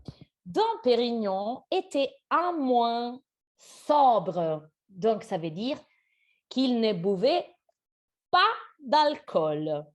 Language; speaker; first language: French; non-native, fluent; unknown